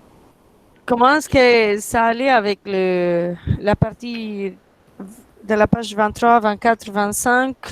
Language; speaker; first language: French; non-native, fluent; Spanish